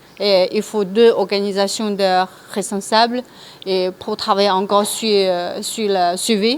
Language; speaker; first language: French; non-native, learner; Chinese